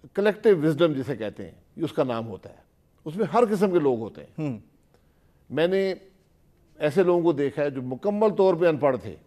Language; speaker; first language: Urdu; non-native, local second language; Punjabi